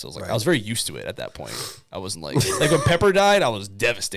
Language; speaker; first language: English; native; English